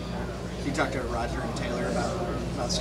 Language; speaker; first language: English; native; English